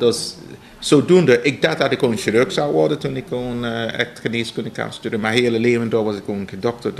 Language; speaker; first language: Dutch; non-native, fluent; English